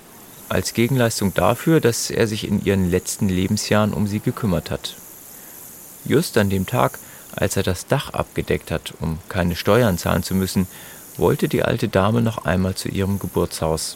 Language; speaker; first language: German; native; German